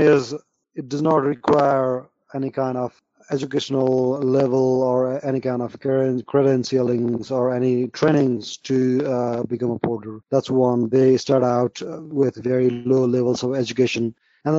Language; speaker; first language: English; non-native, local second language; Nepali